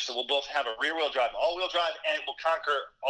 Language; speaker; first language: English; native; English